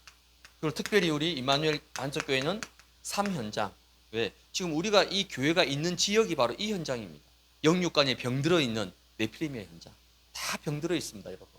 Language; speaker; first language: Korean; native; Korean